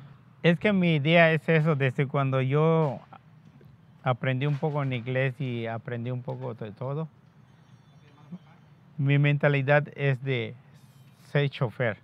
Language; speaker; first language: Spanish; non-native, local second language; Yucateco